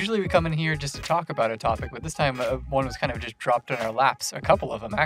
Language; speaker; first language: English; native; English